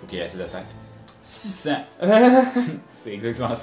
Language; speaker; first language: French; native; French